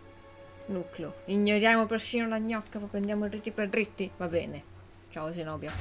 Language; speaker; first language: Italian; native; Italian